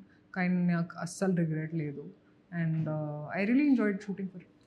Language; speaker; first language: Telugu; non-native, fluent; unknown